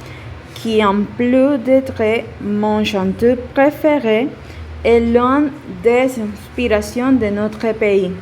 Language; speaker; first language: French; non-native, learner; Spanish